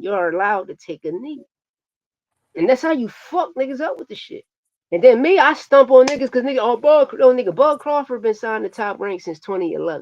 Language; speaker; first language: English; native; English